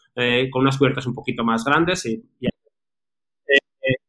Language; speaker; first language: Spanish; native; Spanish